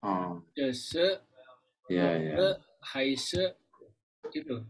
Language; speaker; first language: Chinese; non-native, learner; Indonesian